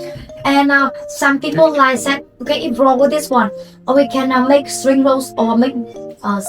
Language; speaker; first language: English; non-native, fluent; Vietnamese